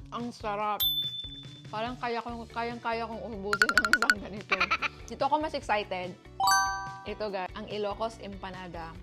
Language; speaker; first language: Filipino; native; Filipino